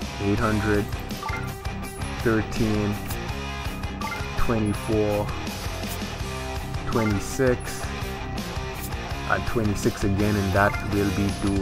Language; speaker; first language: English; native; English